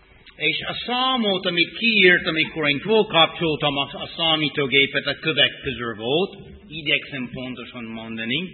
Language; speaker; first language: Hungarian; non-native, fluent; English